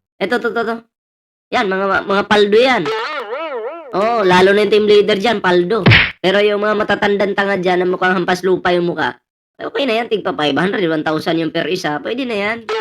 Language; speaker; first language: Filipino; native; Filipino